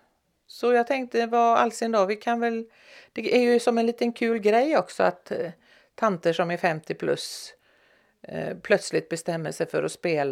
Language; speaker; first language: Swedish; native; Swedish